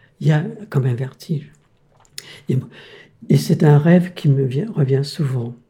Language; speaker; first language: French; non-native, fluent; Danish